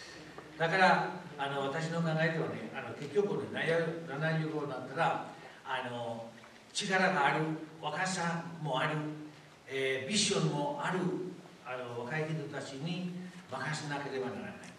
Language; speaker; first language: Japanese; non-native, fluent; Spanish